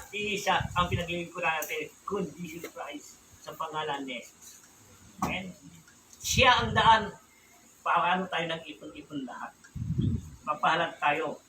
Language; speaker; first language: Filipino; non-native, local second language; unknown